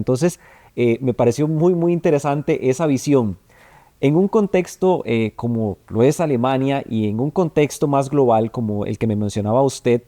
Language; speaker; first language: Spanish; native; Spanish